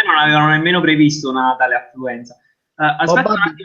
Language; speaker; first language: Italian; native; Italian